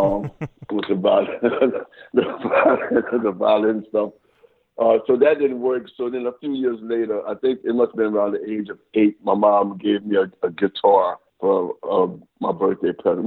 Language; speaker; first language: English; native; English